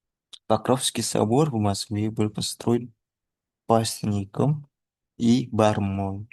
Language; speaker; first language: Russian; non-native, learner; Indonesian